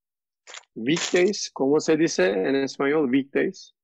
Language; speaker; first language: Spanish; non-native, learner; Turkish